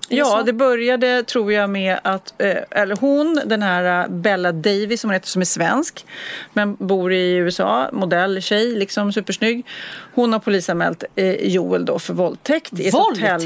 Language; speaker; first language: Swedish; native; Swedish